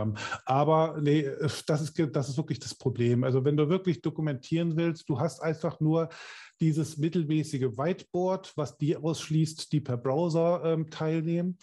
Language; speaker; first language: German; native; German